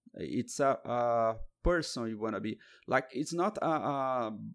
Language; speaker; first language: English; non-native, fluent; Portuguese